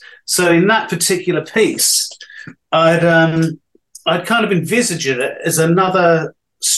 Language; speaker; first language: English; native; English